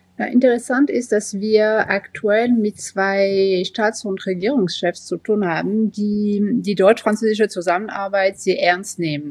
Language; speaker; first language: German; non-native, fluent; French